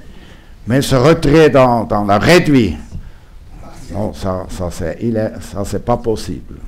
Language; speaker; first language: French; non-native, local second language; German